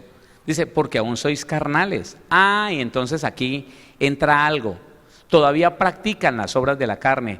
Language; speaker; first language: Spanish; native; Spanish